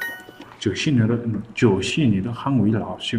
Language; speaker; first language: Chinese; non-native, learner; Mongolian